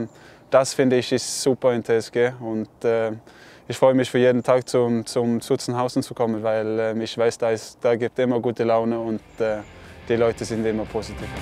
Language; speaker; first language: German; non-native, fluent; Norwegian